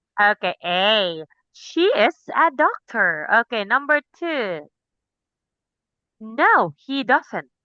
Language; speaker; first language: English; non-native, local second language; Cebuano